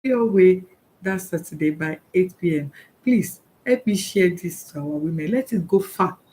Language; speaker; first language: English; non-native, local second language; Yoruba